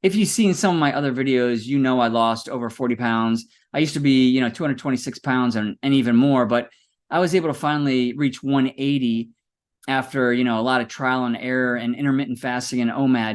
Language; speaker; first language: English; native; English